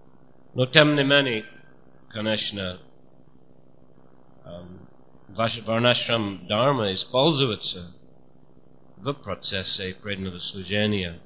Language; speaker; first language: Russian; non-native, fluent; English